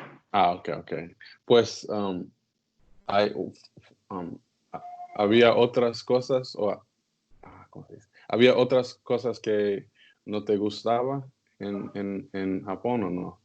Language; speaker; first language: Spanish; non-native, learner; English